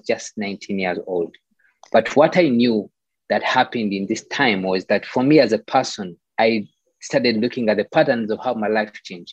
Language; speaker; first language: English; non-native, local second language; Ganda